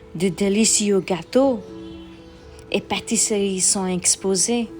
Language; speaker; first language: French; non-native, learner; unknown